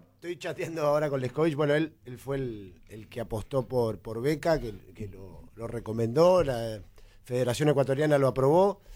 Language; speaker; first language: Spanish; native; Spanish